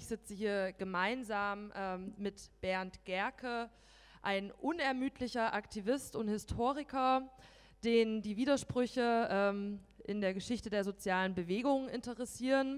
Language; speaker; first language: German; native; German